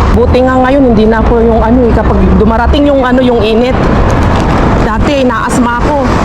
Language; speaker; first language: Filipino; native; Filipino